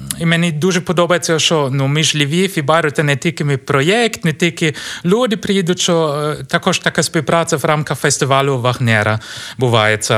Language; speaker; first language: Ukrainian; non-native, learner; German